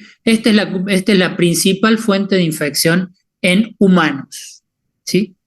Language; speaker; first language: Spanish; native; Spanish